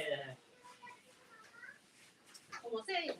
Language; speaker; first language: Spanish; non-native, learner; English